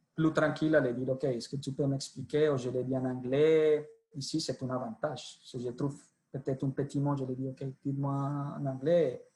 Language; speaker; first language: French; non-native, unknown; Spanish